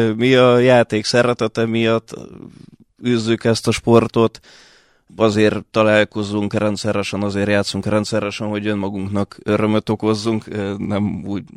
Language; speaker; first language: Hungarian; early bilingual, other home language; Russian